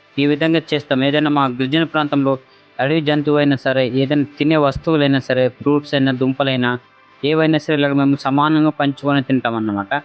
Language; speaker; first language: Telugu; non-native, local second language; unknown